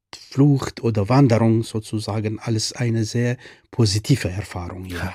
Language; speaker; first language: German; non-native, fluent; Arabic